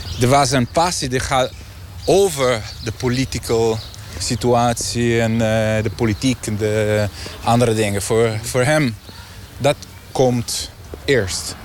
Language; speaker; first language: Dutch; non-native, learner; Italian